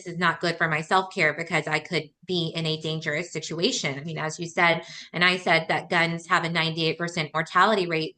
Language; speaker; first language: English; native; English